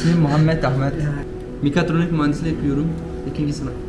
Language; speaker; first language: Turkish; non-native, learner; Arabic